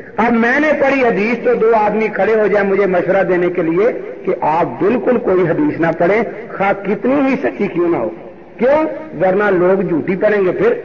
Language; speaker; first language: Urdu; non-native, local second language; Punjabi